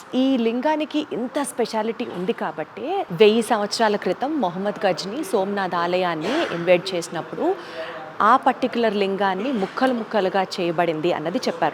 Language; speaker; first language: Telugu; native; Telugu